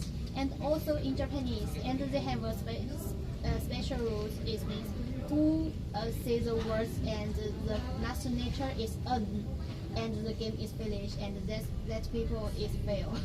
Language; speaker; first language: English; non-native, learner; Chinese